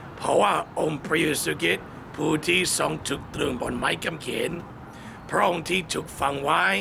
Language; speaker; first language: Thai; non-native, fluent; English